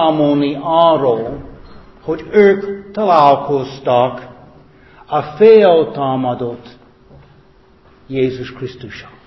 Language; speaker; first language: Hungarian; non-native, fluent; English